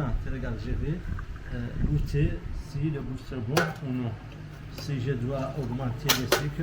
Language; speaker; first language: French; non-native, local second language; Arabic